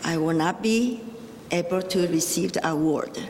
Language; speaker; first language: English; non-native, fluent; Chinese